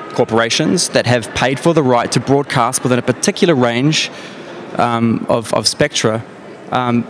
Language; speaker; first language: English; native; English